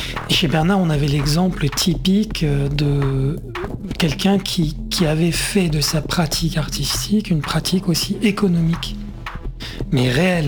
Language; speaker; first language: French; native; French